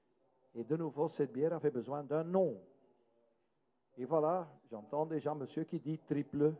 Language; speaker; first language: French; non-native, local second language; Dutch